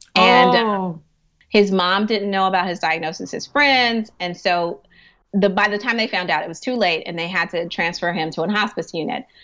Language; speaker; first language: English; native; English